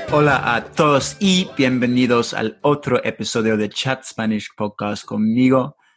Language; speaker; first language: Spanish; non-native, fluent; English